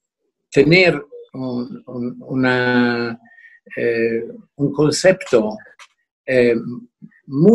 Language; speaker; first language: Spanish; non-native, fluent; Italian